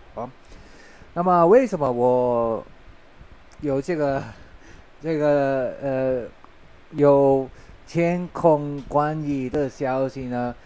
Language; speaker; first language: Chinese; non-native, learner; Filipino